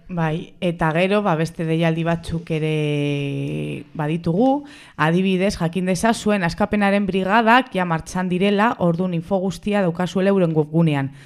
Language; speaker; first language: Basque; non-native, local second language; Spanish